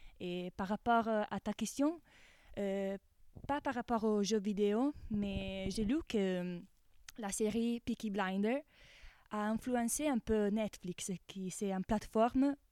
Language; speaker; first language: French; non-native, fluent; Italian